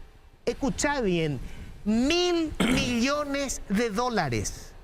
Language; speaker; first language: Spanish; native; Spanish